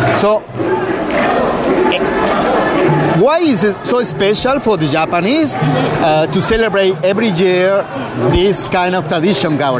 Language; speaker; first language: English; non-native, learner; Spanish